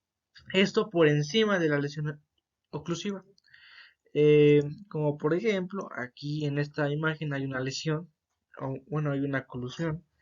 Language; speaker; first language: Spanish; native; Spanish